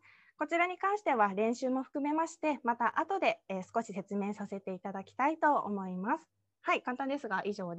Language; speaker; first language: Japanese; native; Japanese